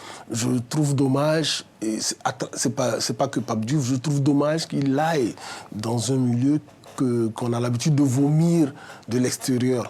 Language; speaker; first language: French; native; French